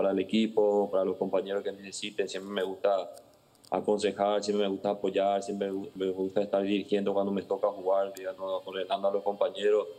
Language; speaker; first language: Spanish; native; Spanish